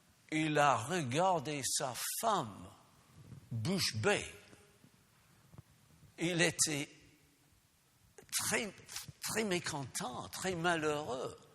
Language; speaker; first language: French; non-native, fluent; English